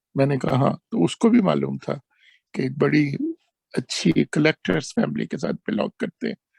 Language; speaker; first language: Urdu; non-native, local second language; Punjabi